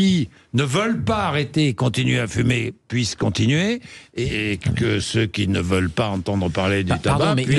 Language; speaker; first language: French; native; French